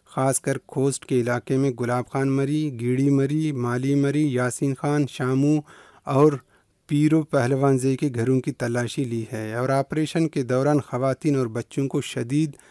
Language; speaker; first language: Urdu; non-native, local second language; Baluchi